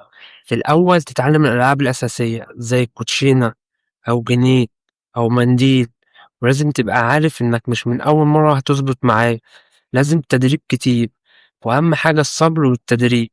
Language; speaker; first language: Arabic; native; Arabic